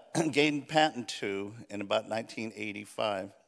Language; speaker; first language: English; early bilingual, other home language; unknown